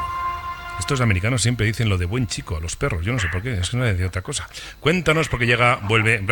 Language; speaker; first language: Spanish; native; Spanish